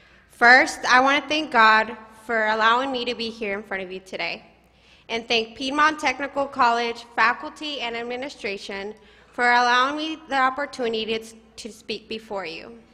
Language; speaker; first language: English; early bilingual, other home language; Spanish